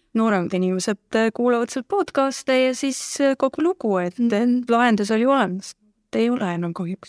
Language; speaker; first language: Estonian; non-native, local second language; Russian